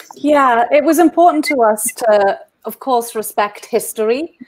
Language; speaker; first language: English; native; English